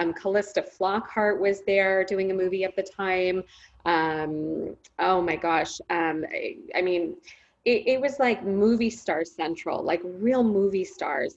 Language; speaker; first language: English; native; English